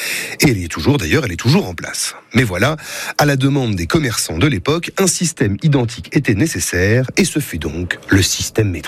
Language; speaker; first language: French; native; French